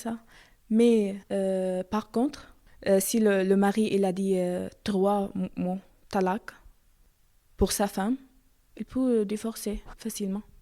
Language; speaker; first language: French; non-native, learner; Arabic